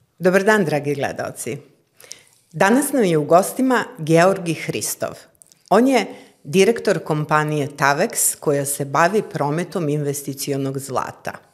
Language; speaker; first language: Serbian; native; Serbian